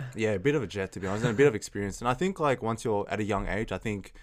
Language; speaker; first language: English; early bilingual, other home language; Chinese